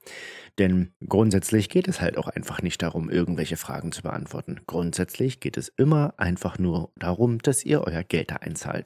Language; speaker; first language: German; native; German